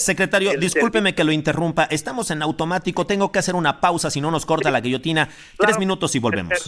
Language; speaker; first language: Spanish; native; Spanish